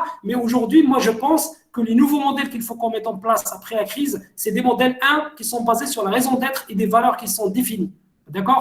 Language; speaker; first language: French; non-native, local second language; Arabic